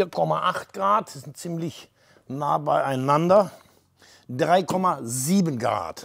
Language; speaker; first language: German; native; German